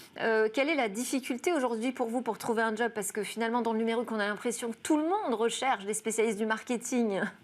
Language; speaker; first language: French; native; French